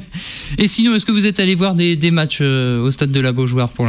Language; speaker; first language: French; native; French